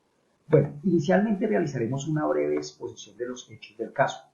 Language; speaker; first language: Spanish; native; Spanish